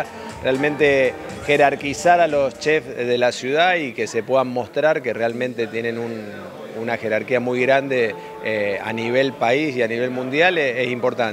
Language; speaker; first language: Spanish; native; Spanish